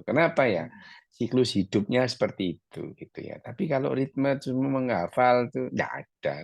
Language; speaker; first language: Indonesian; non-native, local second language; Arabic